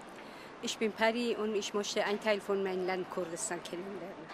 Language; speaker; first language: German; non-native, fluent; Kurdish